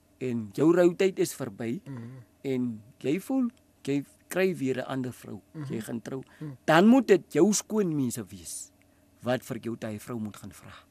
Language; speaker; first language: Afrikaans; non-native, local second language; Tswana